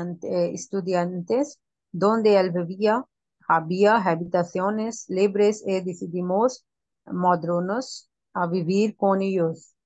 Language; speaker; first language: Spanish; non-native, learner; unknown